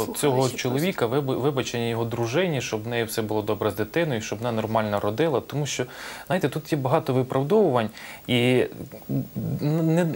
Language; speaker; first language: Ukrainian; native; Ukrainian